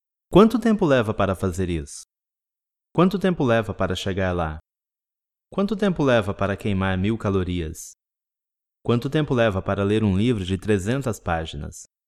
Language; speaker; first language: Portuguese; native; Portuguese